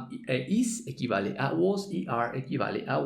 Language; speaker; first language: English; non-native, fluent; Spanish